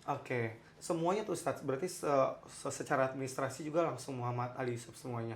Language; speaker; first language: Indonesian; native; Indonesian